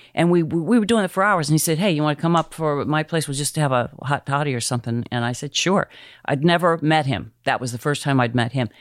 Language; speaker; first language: English; native; English